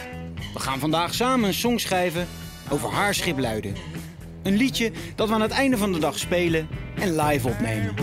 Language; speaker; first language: Dutch; native; Dutch